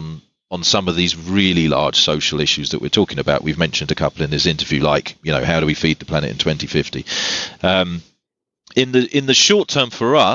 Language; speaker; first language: English; native; English